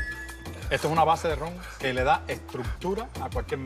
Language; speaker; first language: Spanish; native; Spanish